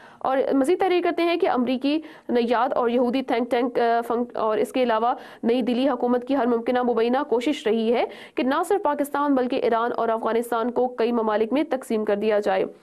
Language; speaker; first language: Urdu; native; Urdu